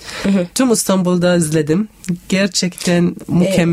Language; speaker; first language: Turkish; non-native, learner; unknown